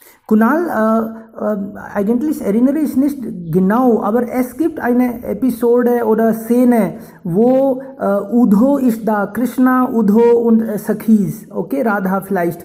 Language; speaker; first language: German; non-native, fluent; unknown